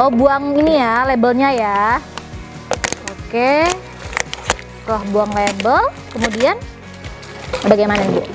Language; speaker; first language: Indonesian; native; Indonesian